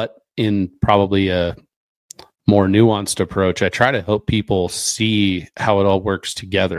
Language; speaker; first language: English; native; English